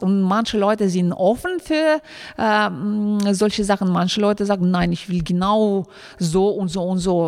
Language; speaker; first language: German; non-native, fluent; Russian